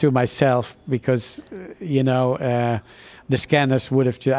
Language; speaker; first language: English; non-native, fluent; Dutch